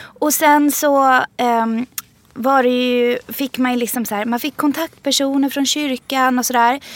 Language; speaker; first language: Swedish; early bilingual, other home language; Persian